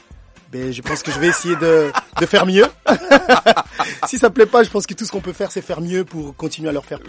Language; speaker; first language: French; non-native, local second language; Lingala